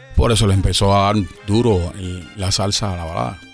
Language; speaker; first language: Spanish; native; Spanish